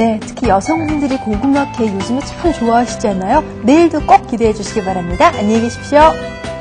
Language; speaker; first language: Korean; native; Korean